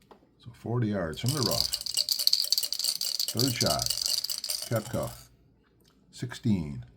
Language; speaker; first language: English; native; English